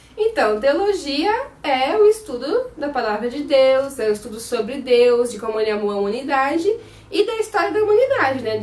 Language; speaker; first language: Portuguese; native; Portuguese